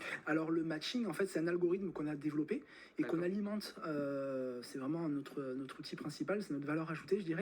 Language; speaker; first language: French; native; French